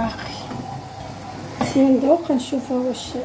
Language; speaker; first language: Arabic; native; Arabic